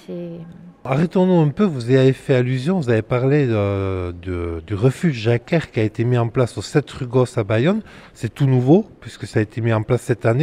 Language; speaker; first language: French; native; French